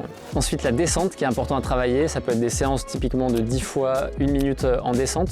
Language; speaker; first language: French; native; French